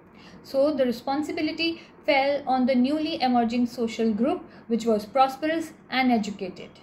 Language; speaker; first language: English; non-native, local second language; Hindi